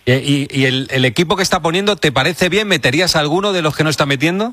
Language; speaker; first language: Spanish; native; Spanish